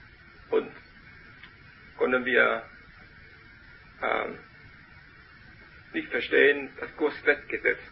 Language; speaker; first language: German; non-native, learner; Vietnamese